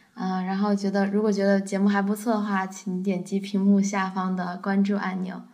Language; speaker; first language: Chinese; native; Chinese